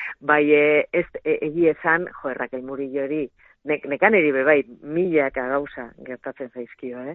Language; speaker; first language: Basque; non-native, local second language; Spanish